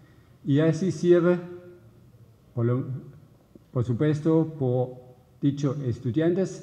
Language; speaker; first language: Spanish; non-native, fluent; German